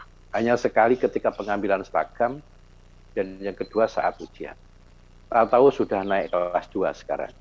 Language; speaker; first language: Indonesian; native; Indonesian